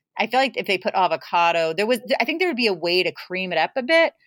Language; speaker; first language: English; native; English